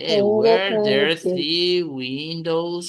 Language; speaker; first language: English; non-native, fluent; Spanish